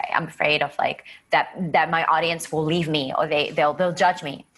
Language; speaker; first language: English; native; English